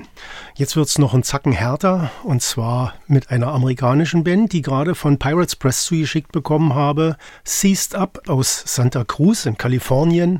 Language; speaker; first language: German; native; German